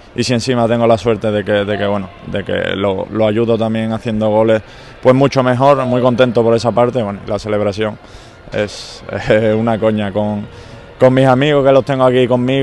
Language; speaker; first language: Spanish; native; Spanish